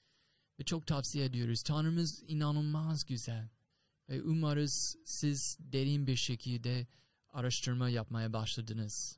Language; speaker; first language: Turkish; non-native, fluent; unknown